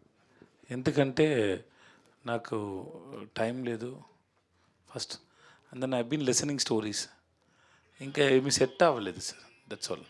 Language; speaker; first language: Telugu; non-native, learner; Tamil